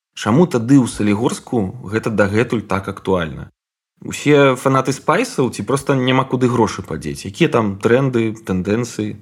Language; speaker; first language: Belarusian; non-native, local second language; Russian